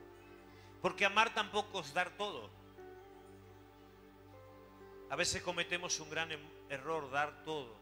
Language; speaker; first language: Spanish; native; Spanish